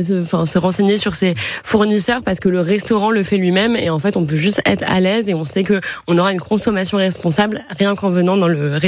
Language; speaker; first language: French; native; French